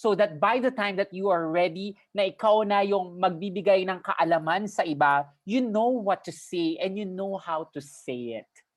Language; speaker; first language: Filipino; native; Filipino